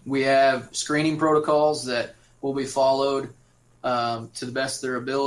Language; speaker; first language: English; native; English